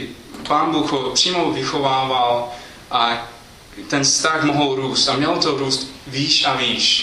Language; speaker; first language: Czech; non-native, fluent; English